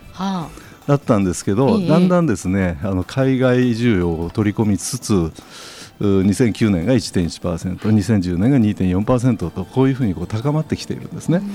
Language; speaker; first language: Japanese; native; Japanese